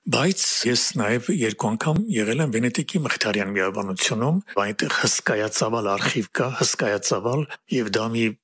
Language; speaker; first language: Armenian; native; Armenian